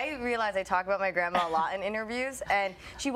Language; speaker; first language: English; native; English